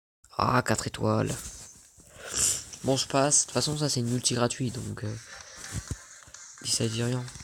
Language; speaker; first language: French; native; French